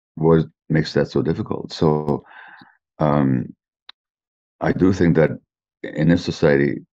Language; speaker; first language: English; native; English